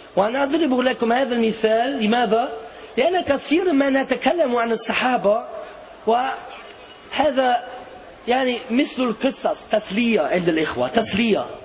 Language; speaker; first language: Arabic; non-native, fluent; German